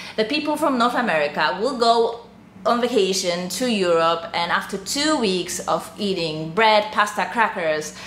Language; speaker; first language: English; non-native, fluent; Polish